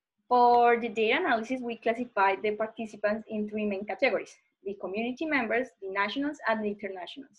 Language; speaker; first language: English; non-native, fluent; Spanish